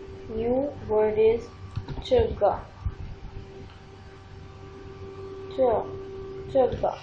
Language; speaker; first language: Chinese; non-native, fluent; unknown